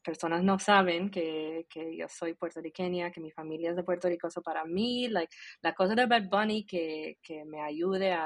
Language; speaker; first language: Spanish; early bilingual, heritage; Spanish